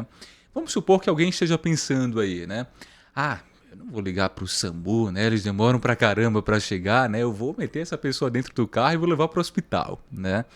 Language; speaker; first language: Portuguese; native; Portuguese